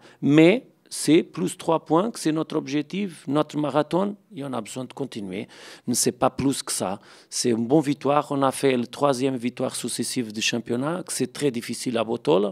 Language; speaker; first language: French; non-native, fluent; Portuguese